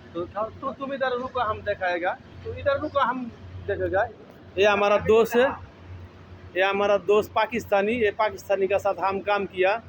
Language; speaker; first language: Hindi; non-native, learner; Bangla